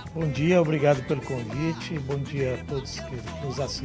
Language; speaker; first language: Portuguese; native; Portuguese